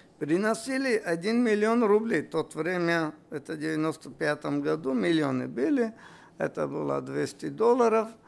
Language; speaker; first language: Russian; non-native, local second language; Armenian